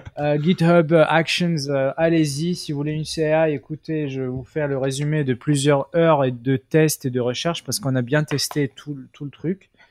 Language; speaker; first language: French; non-native, local second language; Arabic